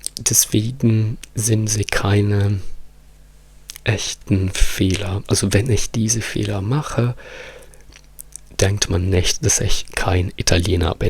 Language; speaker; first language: German; non-native, fluent; Italian